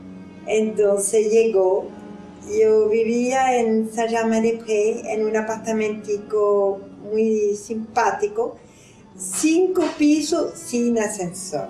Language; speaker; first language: Spanish; non-native, fluent; French